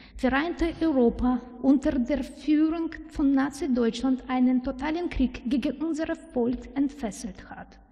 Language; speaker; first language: German; non-native, learner; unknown